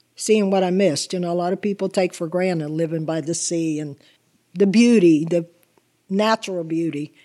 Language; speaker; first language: English; early bilingual, other home language; Italian